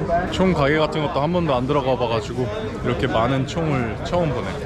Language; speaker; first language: Korean; early bilingual, heritage; Korean